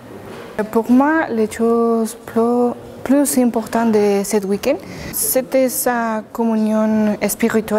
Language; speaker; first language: French; non-native, learner; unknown